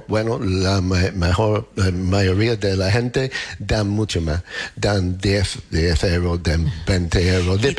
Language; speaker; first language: Spanish; non-native, learner; English